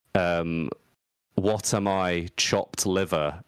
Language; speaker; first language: English; native; English